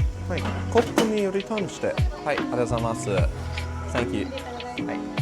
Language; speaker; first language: Japanese; non-native, learner; English